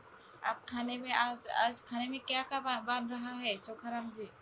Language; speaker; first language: Hindi; non-native, fluent; Bangla